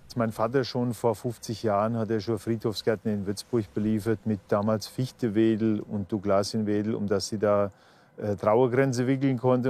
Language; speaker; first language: German; native; German